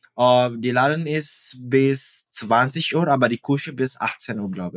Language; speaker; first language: German; non-native, fluent; Indonesian